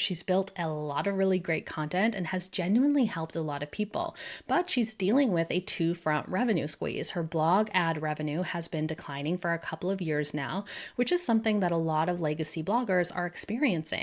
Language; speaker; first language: English; native; English